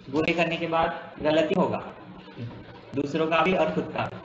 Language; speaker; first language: Hindi; non-native, local second language; Marathi